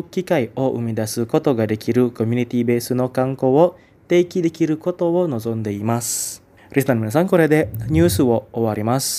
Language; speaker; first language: Japanese; non-native, fluent; Indonesian